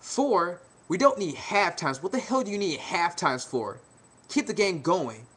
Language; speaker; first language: English; native; English